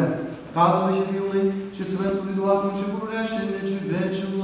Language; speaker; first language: Romanian; native; Romanian